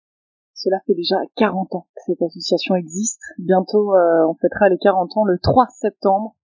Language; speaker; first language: French; native; French